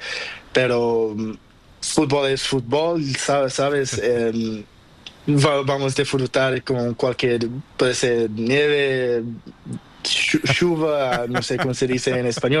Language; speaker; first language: Spanish; non-native, learner; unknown